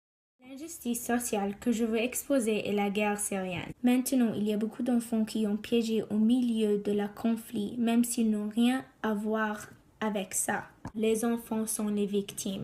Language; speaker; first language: French; non-native, learner; English